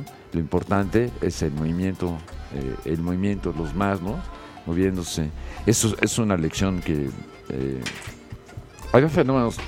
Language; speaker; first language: Spanish; native; Spanish